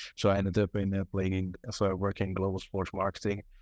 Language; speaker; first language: English; non-native, fluent; Dutch